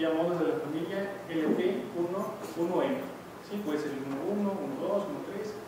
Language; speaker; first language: Spanish; native; Spanish